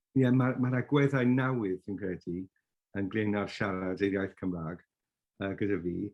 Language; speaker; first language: Welsh; non-native, local second language; English